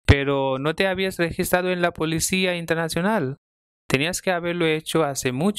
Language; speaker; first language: Spanish; non-native, fluent; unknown